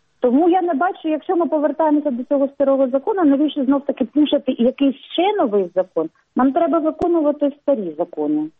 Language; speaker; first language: Ukrainian; non-native, local second language; Russian